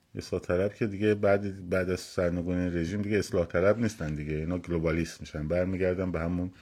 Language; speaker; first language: Persian; native; Persian